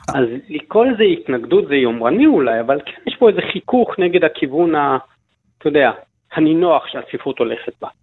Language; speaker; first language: Hebrew; native; Hebrew